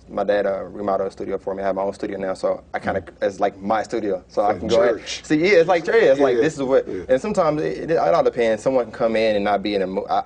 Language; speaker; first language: English; native; English